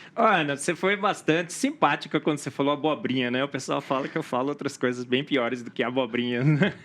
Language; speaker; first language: Portuguese; native; Portuguese